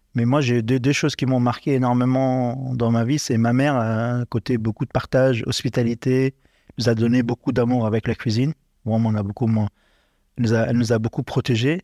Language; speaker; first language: French; non-native, learner; Arabic